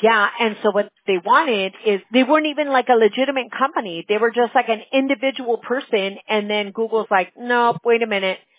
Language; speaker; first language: English; early bilingual, other home language; Spanish